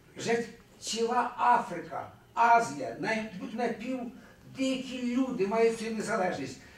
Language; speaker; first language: Ukrainian; early bilingual, heritage; Ukrainian